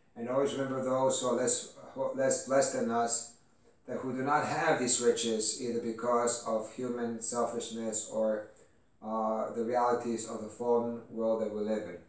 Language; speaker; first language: English; early bilingual, other home language; Greek